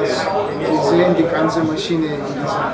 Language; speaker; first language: German; non-native, learner; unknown